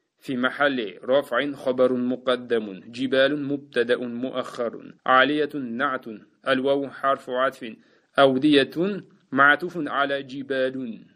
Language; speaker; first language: Arabic; non-native, fluent; Uzbek